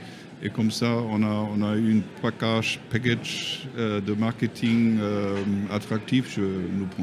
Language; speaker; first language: French; non-native, learner; German